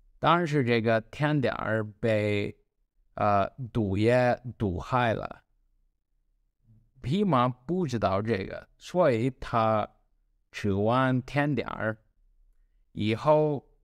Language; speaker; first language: Chinese; non-native, learner; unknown